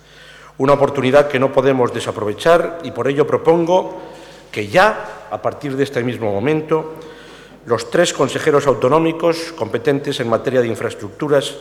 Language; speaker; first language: Spanish; native; Spanish